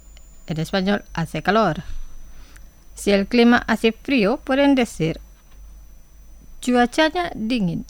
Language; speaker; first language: Spanish; non-native, fluent; Indonesian